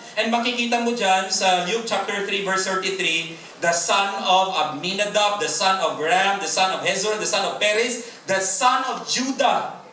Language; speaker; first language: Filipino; non-native, local second language; Hiligaynon